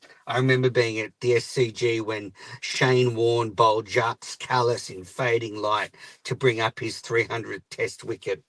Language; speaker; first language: English; native; English